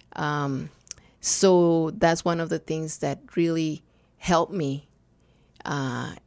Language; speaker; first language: English; non-native, fluent; Spanish